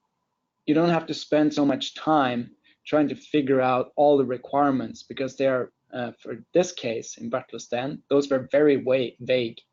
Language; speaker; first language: English; non-native, fluent; Norwegian